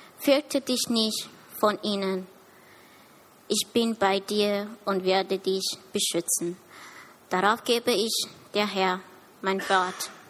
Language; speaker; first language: German; early bilingual, other home language; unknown